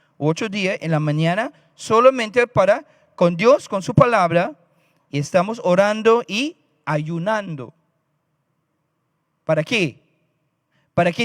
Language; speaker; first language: Spanish; non-native, fluent; English